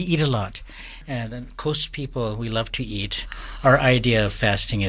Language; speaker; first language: English; native; English